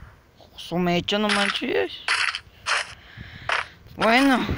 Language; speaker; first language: Spanish; native; Spanish